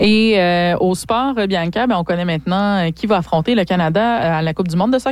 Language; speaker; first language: French; native; French